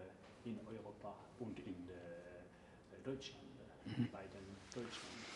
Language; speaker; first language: German; non-native, learner; English